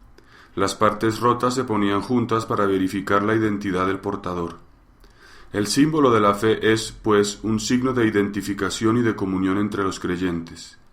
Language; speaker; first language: Spanish; native; Spanish